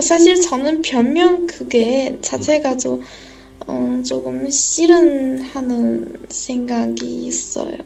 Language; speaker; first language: Korean; non-native, learner; Chinese